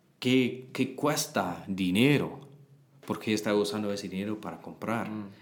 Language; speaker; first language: Spanish; non-native, learner; English